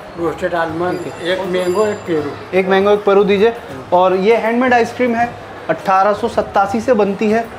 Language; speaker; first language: Hindi; native; Hindi